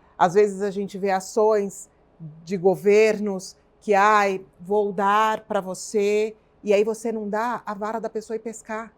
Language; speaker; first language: Portuguese; native; Portuguese